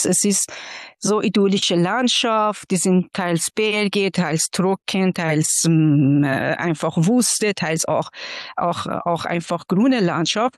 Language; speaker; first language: German; non-native, fluent; Persian